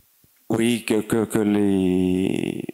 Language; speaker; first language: French; non-native, fluent; German